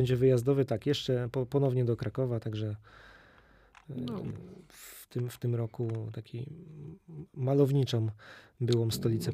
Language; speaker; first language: Polish; native; Polish